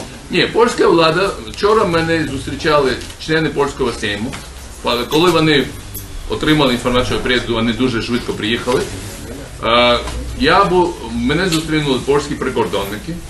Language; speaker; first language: Russian; non-native, local second language; Georgian